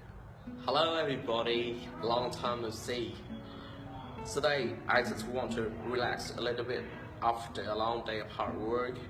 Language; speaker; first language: English; non-native, fluent; Vietnamese